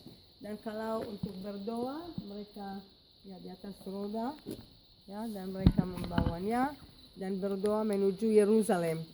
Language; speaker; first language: Indonesian; non-native, fluent; Hebrew